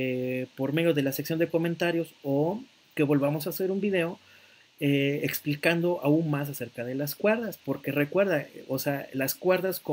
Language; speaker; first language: Spanish; native; Spanish